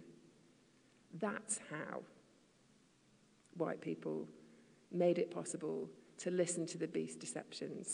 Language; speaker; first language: English; native; English